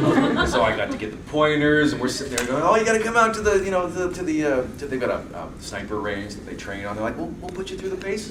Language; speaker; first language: English; native; English